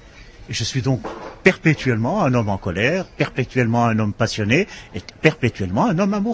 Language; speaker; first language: French; non-native, local second language; Dutch